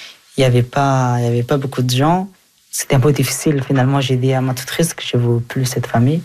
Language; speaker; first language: French; early bilingual, other home language; Persian